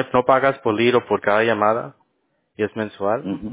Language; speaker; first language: Spanish; early bilingual, heritage; Spanish